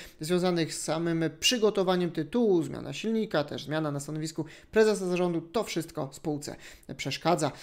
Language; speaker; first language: Polish; native; Polish